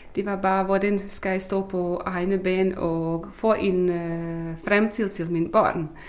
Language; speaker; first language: Danish; non-native, fluent; Bosnian